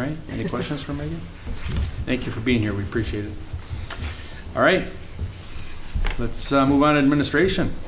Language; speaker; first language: English; native; English